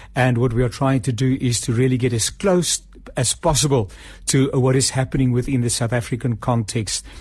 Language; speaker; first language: English; non-native, local second language; Afrikaans